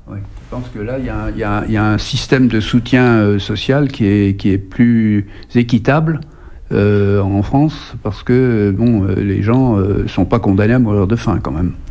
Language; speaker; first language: French; native; French